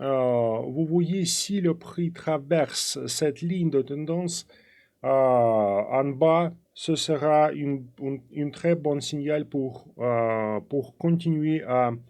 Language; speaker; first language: French; non-native, fluent; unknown